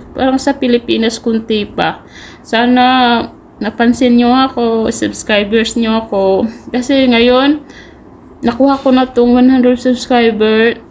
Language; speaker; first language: Filipino; non-native, local second language; Cebuano